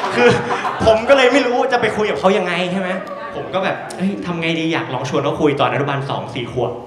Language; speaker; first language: Thai; native; Thai